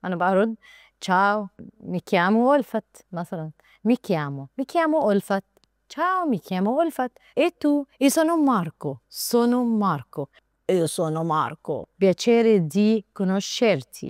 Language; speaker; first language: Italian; non-native, learner; Arabic